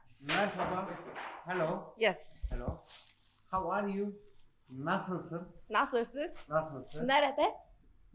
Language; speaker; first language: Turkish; non-native, learner; Korean